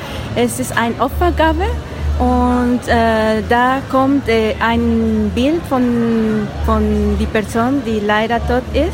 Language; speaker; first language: German; non-native, learner; Spanish